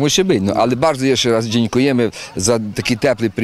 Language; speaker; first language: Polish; non-native, learner; Ukrainian